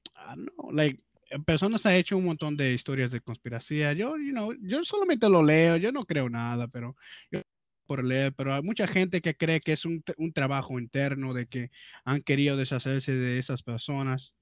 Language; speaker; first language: Spanish; early bilingual, heritage; Spanish